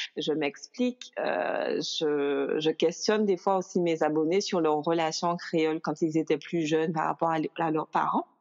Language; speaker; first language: French; native; French